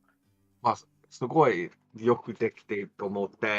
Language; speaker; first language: Japanese; non-native, fluent; English